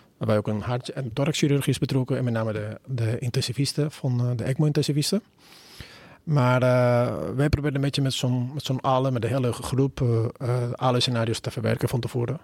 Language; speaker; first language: Dutch; non-native, fluent; Spanish